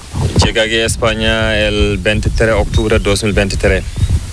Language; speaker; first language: Spanish; non-native, learner; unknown